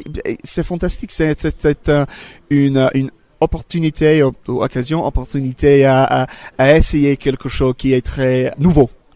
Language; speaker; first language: French; non-native, fluent; English